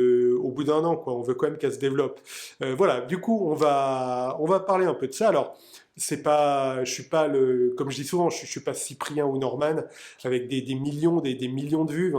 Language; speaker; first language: French; native; French